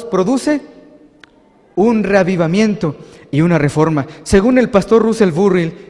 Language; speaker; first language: Spanish; native; Spanish